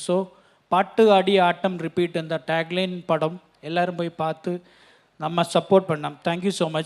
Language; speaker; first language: Tamil; non-native, learner; Malayalam